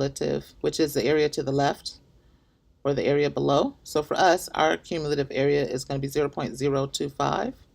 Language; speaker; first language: English; native; English